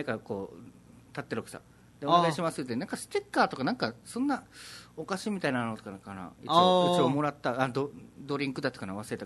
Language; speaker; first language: Japanese; native; Japanese